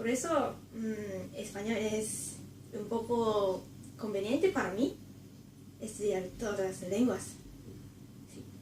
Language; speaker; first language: Spanish; non-native, learner; Japanese